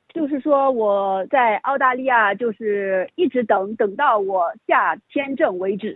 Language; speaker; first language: Chinese; native; Chinese